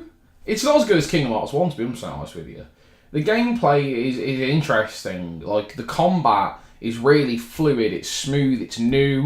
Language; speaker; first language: English; native; English